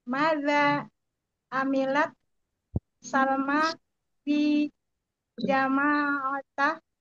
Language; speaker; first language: Arabic; non-native, learner; Indonesian